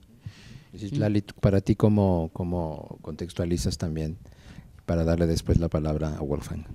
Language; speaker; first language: Spanish; native; Spanish